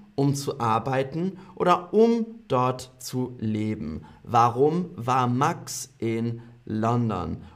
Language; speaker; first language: German; non-native, fluent; English